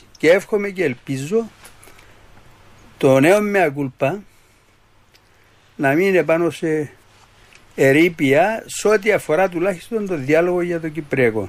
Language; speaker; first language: Greek; native; Greek